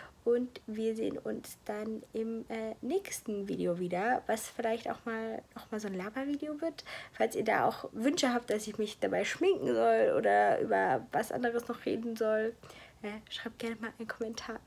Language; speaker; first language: German; native; German